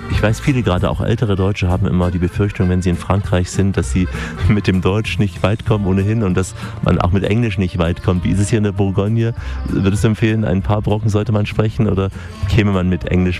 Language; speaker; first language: German; native; German